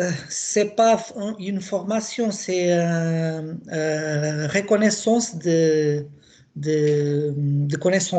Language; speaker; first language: French; non-native, learner; Portuguese